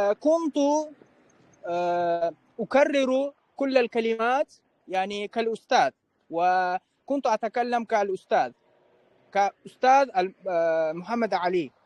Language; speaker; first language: Arabic; non-native, fluent; Uzbek